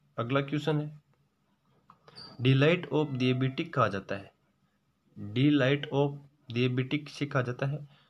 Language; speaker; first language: Hindi; native; Hindi